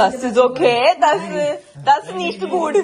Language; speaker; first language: German; non-native, learner; Urdu